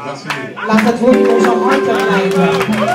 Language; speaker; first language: Dutch; non-native, fluent; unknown